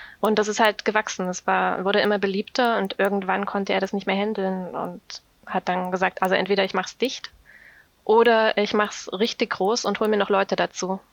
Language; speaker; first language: German; native; German